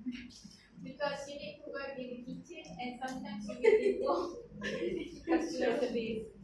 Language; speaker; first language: English; non-native, local second language; Malay